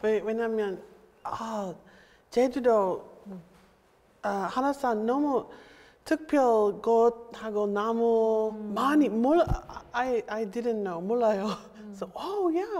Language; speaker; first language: Korean; non-native, learner; English